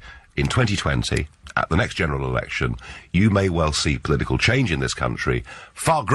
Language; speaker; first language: English; native; English